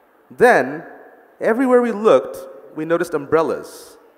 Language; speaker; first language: English; early bilingual, other home language; Bangla